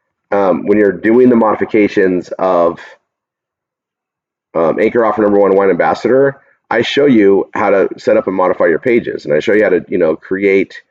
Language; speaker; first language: English; native; English